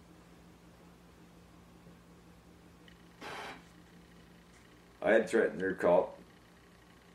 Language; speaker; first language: English; native; English